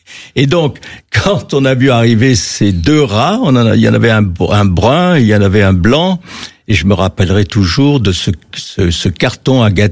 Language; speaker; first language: French; native; French